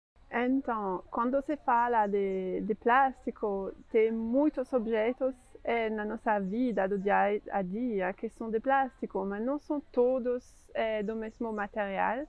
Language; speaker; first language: Portuguese; non-native, fluent; French